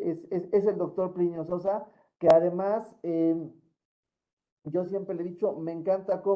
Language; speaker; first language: Spanish; native; Spanish